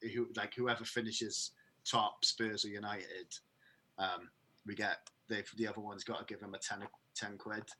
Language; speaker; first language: English; native; English